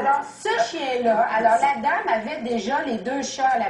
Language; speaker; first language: French; native; French